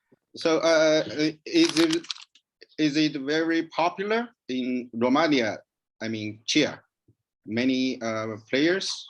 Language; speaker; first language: English; non-native, learner; Chinese